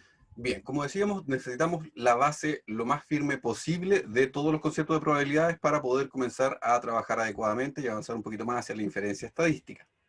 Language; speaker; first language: Spanish; native; Spanish